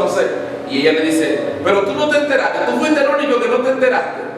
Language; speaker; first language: Spanish; native; Spanish